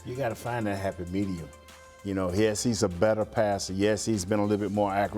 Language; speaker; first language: English; native; English